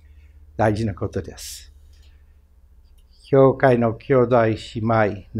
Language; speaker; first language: Japanese; non-native, fluent; English